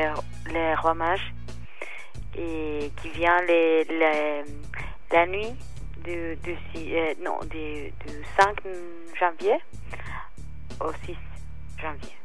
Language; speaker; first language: French; non-native, learner; Spanish